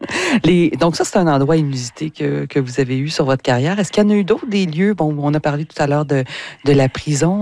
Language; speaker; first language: French; native; French